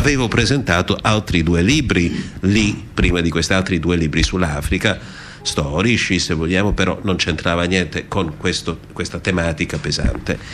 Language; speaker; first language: Italian; early bilingual, heritage; Italian